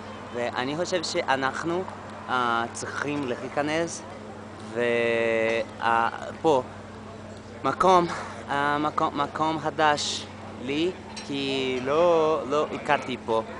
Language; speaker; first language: Hebrew; non-native, learner; Portuguese